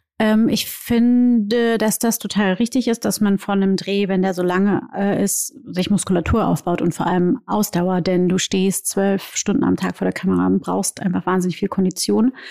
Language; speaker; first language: German; early bilingual, other home language; Portuguese